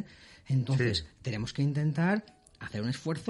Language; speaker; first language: Spanish; native; Spanish